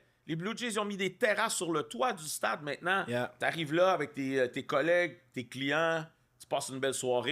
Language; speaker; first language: French; native; French